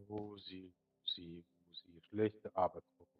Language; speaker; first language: German; native; German